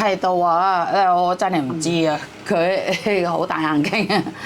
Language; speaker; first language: Cantonese; non-native, fluent; Javanese